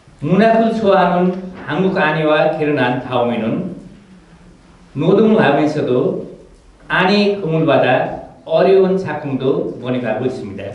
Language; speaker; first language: Korean; non-native, fluent; Nepali